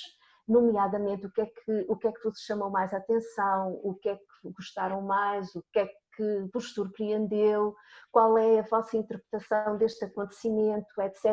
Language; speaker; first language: Portuguese; native; Portuguese